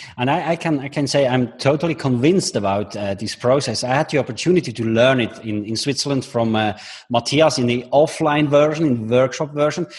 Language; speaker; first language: English; non-native, fluent; German